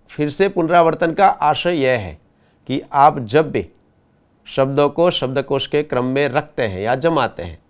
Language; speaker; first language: Hindi; non-native, local second language; Gujarati